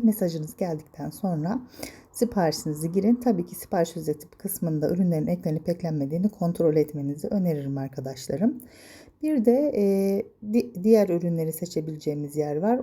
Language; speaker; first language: Turkish; native; Turkish